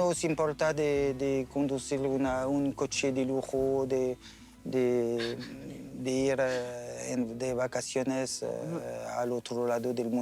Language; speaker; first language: Spanish; non-native, learner; French